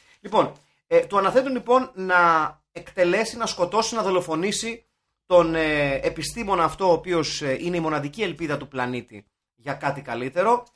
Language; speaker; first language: Greek; native; Greek